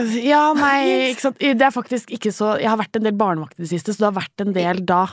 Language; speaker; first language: Norwegian; native; Norwegian